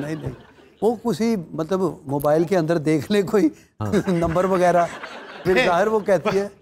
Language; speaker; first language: Urdu; non-native, local second language; Punjabi